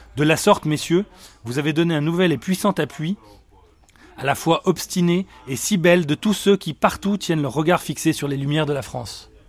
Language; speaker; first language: French; native; French